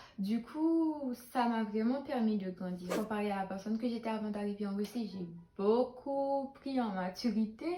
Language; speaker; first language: French; non-native, local second language; Haitian Creole